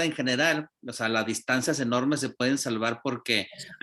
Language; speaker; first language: Spanish; native; Spanish